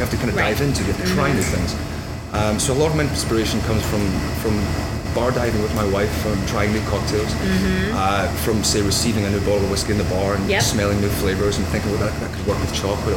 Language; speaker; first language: English; native; English